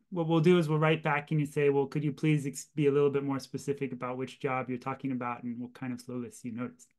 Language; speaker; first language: English; native; English